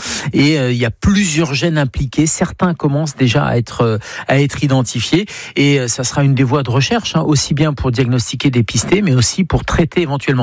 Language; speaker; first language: French; native; French